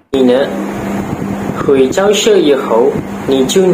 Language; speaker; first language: Chinese; non-native, learner; Malay